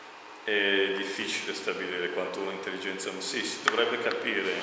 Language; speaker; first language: Italian; native; Italian